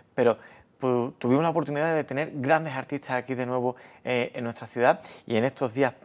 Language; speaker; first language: Spanish; native; Spanish